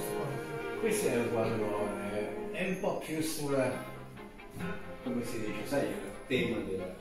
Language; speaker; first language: Italian; non-native, learner; Chinese